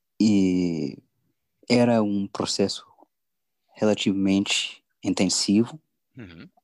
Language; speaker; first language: Portuguese; non-native, learner; English